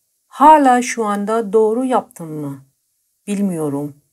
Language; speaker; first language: Turkish; non-native, fluent; Persian